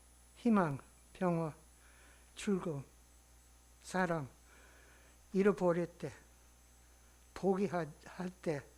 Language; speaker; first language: Korean; non-native, learner; English